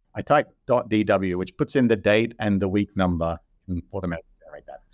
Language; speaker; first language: English; native; English